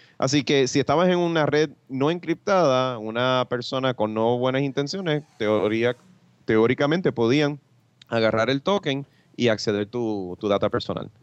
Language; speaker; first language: Spanish; native; Spanish